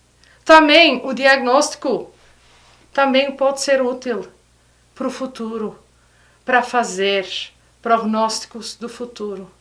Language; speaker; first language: Portuguese; non-native, fluent; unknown